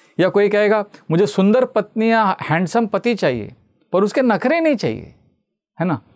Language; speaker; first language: Hindi; non-native, local second language; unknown